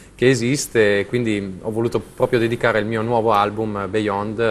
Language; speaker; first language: Italian; native; Italian